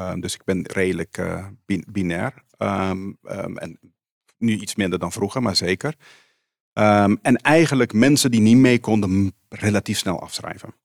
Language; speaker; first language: Dutch; non-native, local second language; Papiamento